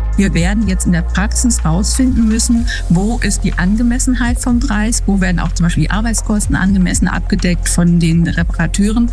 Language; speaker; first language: German; native; German